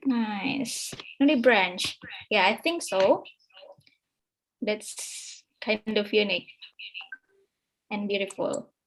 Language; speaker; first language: English; non-native, fluent; Indonesian